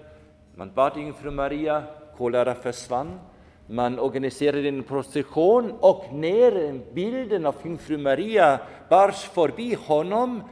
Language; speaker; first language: Swedish; non-native, fluent; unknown